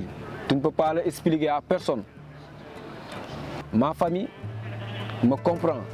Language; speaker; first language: French; non-native, local second language; Wolof